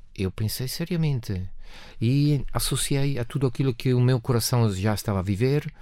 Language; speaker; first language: Portuguese; non-native, fluent; Italian